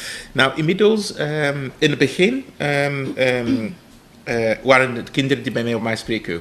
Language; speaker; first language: Dutch; non-native, fluent; English